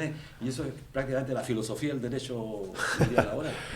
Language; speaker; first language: Spanish; native; Spanish